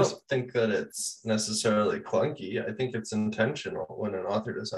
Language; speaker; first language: English; native; English